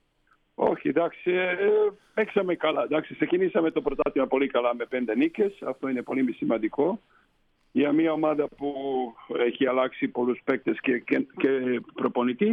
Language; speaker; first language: Greek; non-native, fluent; Slovenian